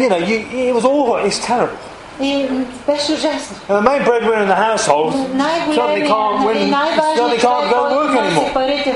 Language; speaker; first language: English; native; English